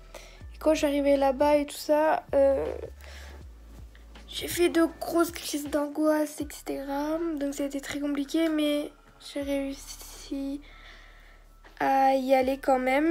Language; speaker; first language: French; native; French